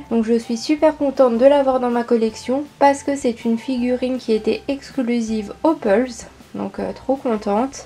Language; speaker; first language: French; native; French